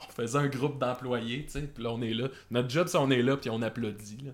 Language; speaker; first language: French; native; French